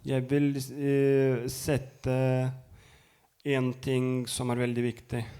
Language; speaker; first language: Norwegian; non-native, fluent; Lithuanian